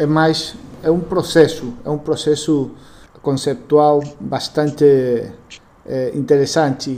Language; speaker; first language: Portuguese; non-native, learner; Spanish